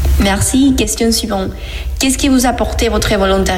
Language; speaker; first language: French; non-native, fluent; Spanish